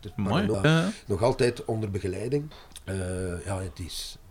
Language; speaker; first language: Dutch; non-native, fluent; French